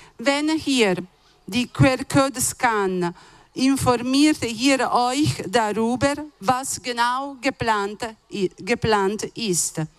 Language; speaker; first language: German; non-native, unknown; Italian